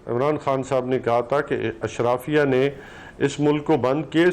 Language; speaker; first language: Urdu; non-native, local second language; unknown